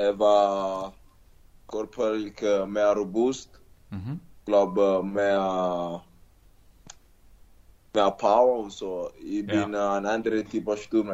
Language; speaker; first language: German; non-native, learner; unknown